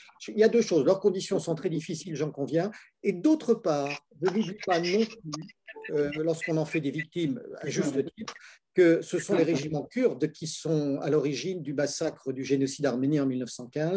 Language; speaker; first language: French; native; French